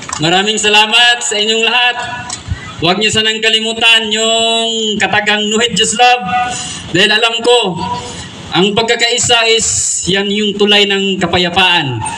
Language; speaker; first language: Filipino; non-native, local second language; Cebuano